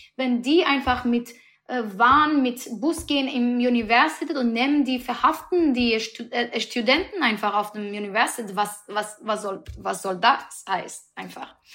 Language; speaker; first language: German; non-native, learner; Persian